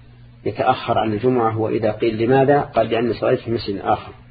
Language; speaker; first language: Arabic; native; Arabic